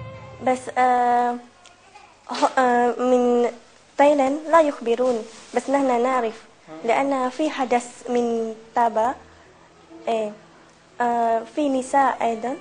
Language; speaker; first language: Arabic; non-native, learner; Malay